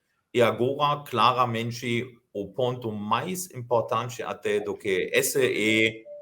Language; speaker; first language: Portuguese; non-native, fluent; German